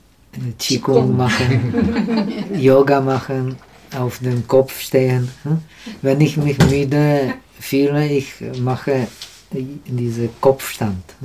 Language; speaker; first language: German; non-native, learner; Czech